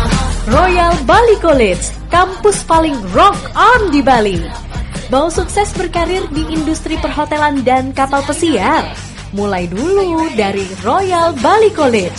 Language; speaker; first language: Indonesian; native; Indonesian